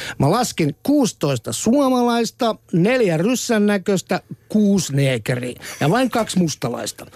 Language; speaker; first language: Finnish; native; Finnish